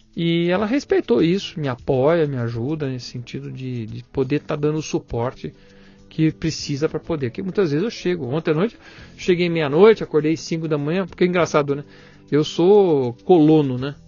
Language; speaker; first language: Portuguese; native; Portuguese